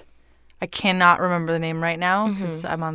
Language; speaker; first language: English; non-native, fluent; Spanish